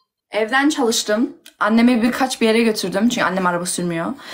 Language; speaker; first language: Turkish; early bilingual, heritage; Turkish